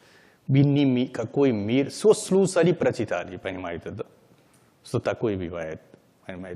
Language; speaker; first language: Russian; non-native, learner; Hindi